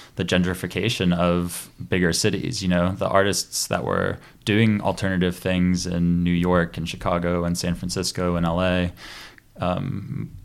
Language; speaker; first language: English; native; English